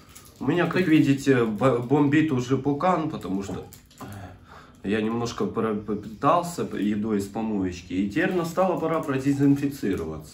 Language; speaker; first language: Russian; native; Russian